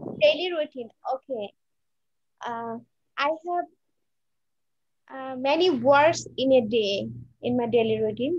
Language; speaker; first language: English; non-native, learner; Bangla